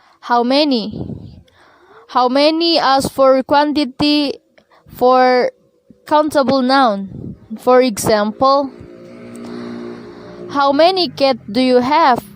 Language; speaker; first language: English; non-native, learner; Indonesian